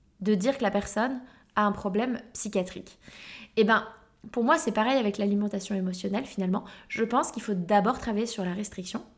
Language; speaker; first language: French; native; French